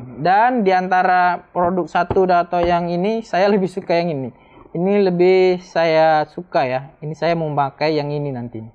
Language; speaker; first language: Indonesian; native; Indonesian